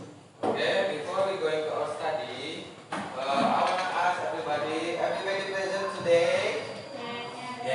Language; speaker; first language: English; non-native, fluent; Indonesian